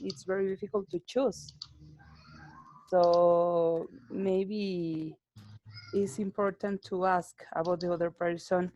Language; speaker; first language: English; non-native, learner; Spanish